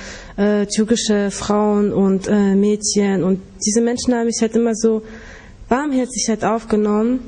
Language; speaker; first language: German; early bilingual, other home language; Polish